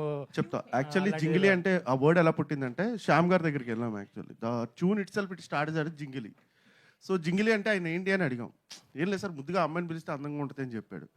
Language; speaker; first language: Telugu; native; Telugu